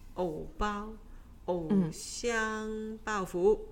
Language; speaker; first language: Chinese; non-native, local second language; Cantonese